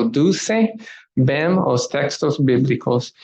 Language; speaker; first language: Portuguese; non-native, learner; English